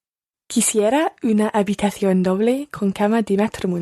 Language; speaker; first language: Spanish; non-native, learner; English